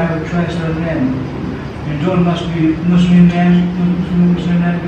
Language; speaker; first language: English; non-native, learner; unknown